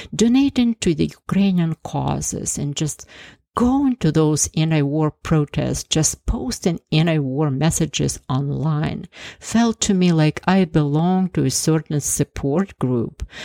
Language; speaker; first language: English; non-native, fluent; Ukrainian